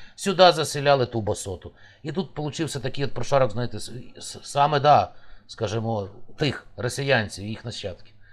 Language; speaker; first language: Ukrainian; native; Ukrainian